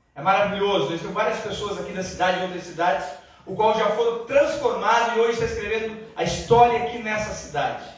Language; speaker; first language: Portuguese; native; Portuguese